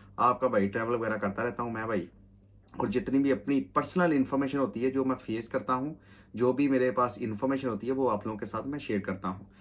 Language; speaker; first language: Urdu; non-native, local second language; Punjabi